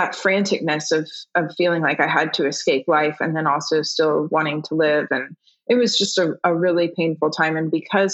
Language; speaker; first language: English; early bilingual, other home language; German